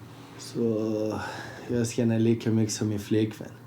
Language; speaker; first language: Swedish; early bilingual, other home language; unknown